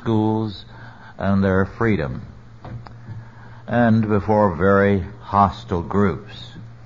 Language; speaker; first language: English; native; English